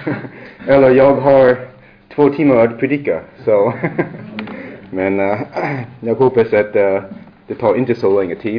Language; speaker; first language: Swedish; non-native, learner; English